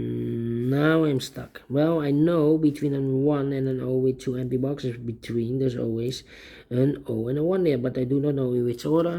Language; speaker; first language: English; non-native, fluent; Dutch